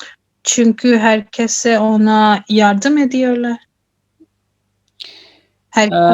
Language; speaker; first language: Turkish; non-native, learner; Urdu